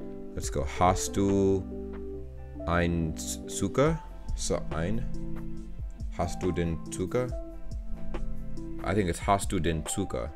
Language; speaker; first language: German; non-native, learner; English